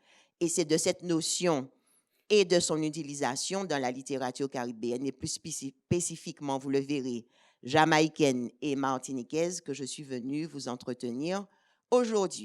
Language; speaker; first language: French; native; French